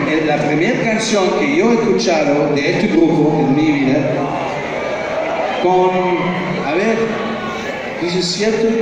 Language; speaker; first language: Spanish; non-native, fluent; German